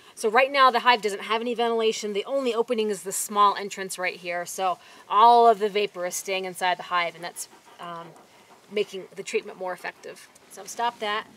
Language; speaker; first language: English; native; English